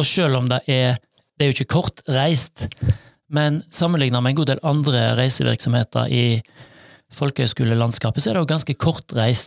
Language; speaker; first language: Norwegian; native; Norwegian